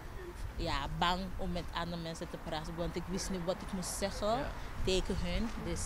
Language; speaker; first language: Dutch; non-native, fluent; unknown